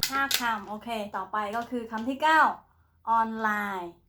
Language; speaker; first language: Thai; non-native, fluent; Khmer